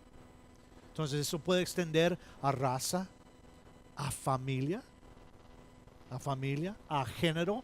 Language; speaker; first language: Spanish; non-native, fluent; English